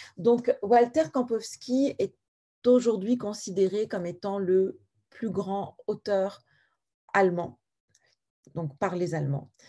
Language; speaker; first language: French; native; French